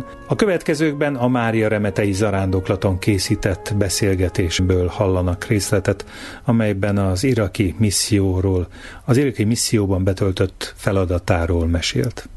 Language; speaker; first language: Hungarian; native; Hungarian